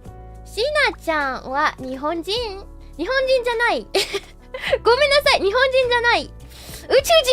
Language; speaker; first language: Japanese; non-native, learner; English